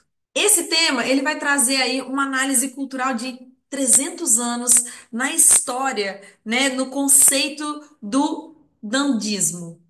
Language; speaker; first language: Portuguese; native; Portuguese